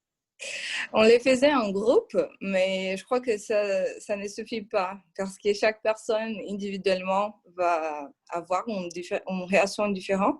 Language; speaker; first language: French; non-native, fluent; Portuguese